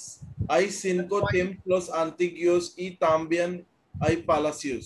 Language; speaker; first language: Spanish; non-native, learner; Hindi